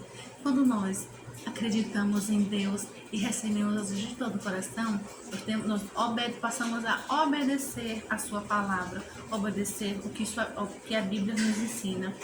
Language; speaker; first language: Portuguese; native; Portuguese